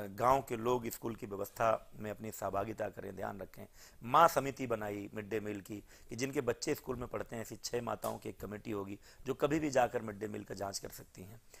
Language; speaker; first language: Hindi; native; Hindi